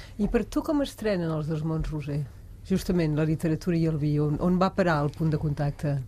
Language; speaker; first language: Catalan; non-native, fluent; French